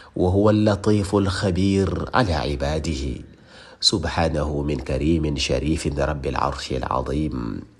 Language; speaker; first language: Arabic; non-native, fluent; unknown